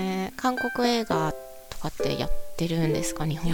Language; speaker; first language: Japanese; native; Japanese